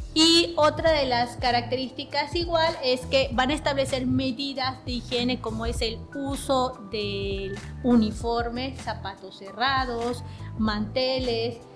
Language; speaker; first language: Spanish; native; Spanish